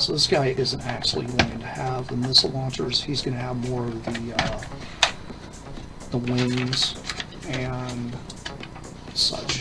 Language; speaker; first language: English; native; English